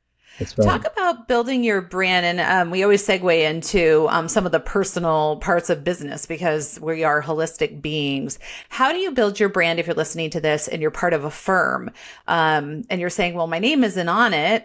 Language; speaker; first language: English; native; English